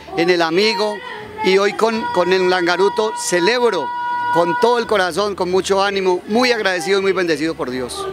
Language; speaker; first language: Spanish; native; Spanish